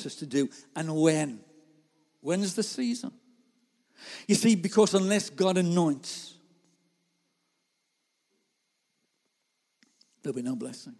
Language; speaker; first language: English; native; English